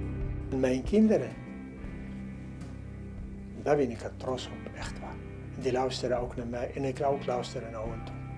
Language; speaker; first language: Dutch; non-native, learner; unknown